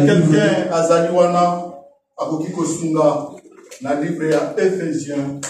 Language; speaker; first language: French; non-native, local second language; Lingala